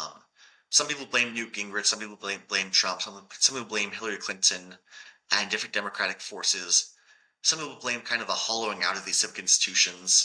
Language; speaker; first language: English; native; English